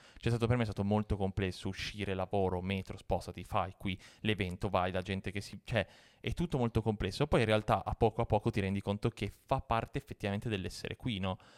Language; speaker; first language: Italian; native; Italian